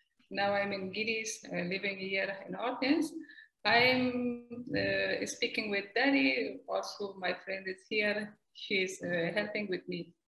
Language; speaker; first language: English; non-native, learner; Persian